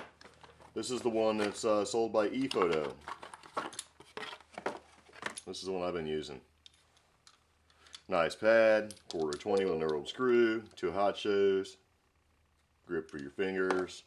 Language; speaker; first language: English; native; English